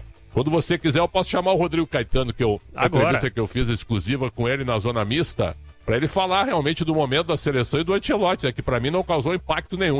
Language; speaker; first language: Portuguese; native; Portuguese